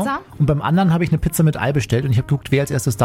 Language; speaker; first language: German; native; German